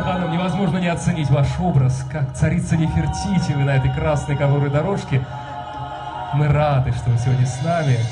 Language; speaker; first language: Russian; native; Russian